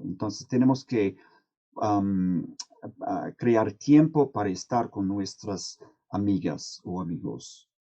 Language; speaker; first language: Spanish; non-native, fluent; English